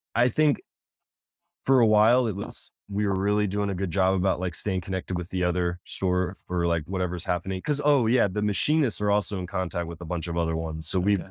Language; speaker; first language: English; native; English